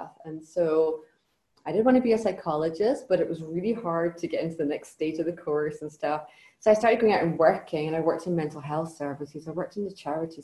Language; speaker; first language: English; native; English